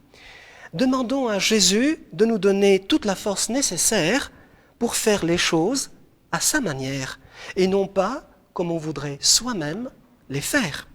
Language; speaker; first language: French; non-native, local second language; Arabic